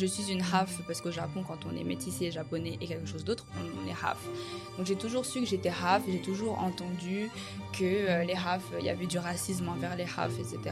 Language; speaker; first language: French; native; French